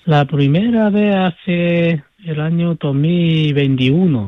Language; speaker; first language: Spanish; non-native, fluent; Chinese